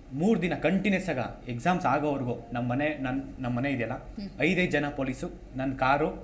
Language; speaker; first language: Kannada; native; Kannada